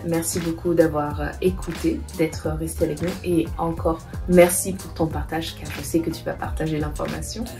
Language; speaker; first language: French; non-native, fluent; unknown